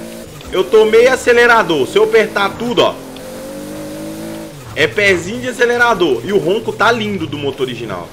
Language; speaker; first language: Portuguese; native; Portuguese